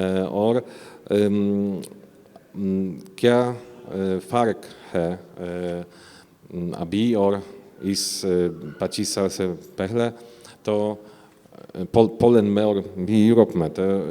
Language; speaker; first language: Hindi; non-native, learner; Polish